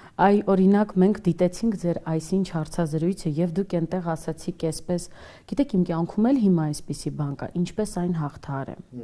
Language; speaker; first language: Armenian; native; Armenian